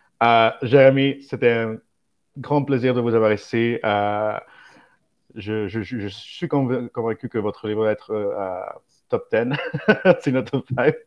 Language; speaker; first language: French; non-native, fluent; Spanish